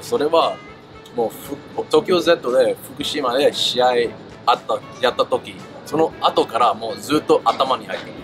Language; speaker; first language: Japanese; early bilingual, heritage; English